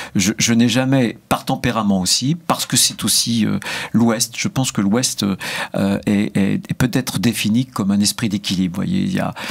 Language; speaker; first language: French; native; French